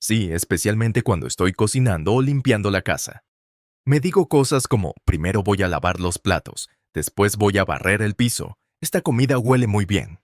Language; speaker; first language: Spanish; non-native, fluent; English